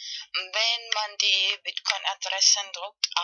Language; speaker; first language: German; non-native, fluent; Spanish